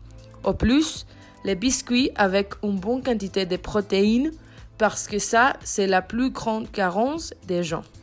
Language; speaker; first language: French; non-native, learner; Spanish